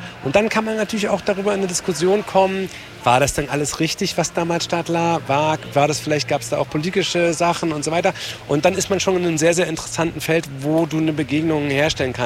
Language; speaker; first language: German; native; German